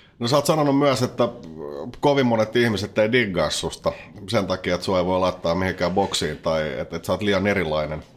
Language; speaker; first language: Finnish; native; Finnish